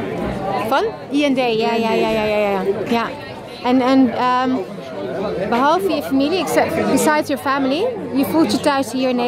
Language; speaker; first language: Dutch; non-native, fluent; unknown